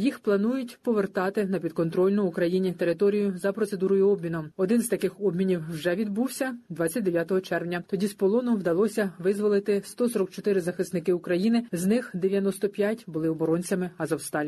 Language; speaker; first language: Ukrainian; native; Ukrainian